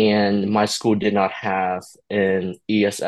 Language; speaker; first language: English; early bilingual, other home language; Vietnamese